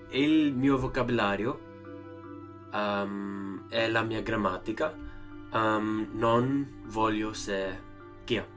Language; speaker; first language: Italian; non-native, learner; English